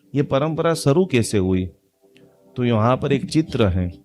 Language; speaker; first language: Hindi; non-native, local second language; Gujarati